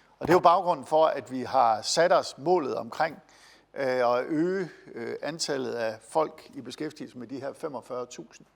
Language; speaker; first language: Danish; native; Danish